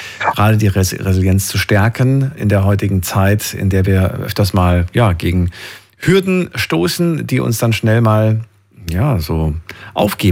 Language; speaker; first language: German; native; German